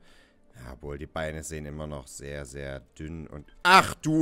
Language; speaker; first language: German; native; German